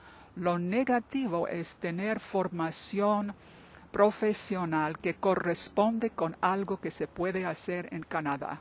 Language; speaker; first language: Spanish; non-native, fluent; English